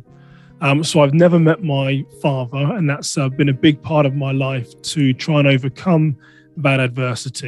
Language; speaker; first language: English; native; English